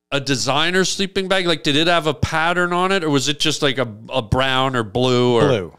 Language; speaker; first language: English; native; English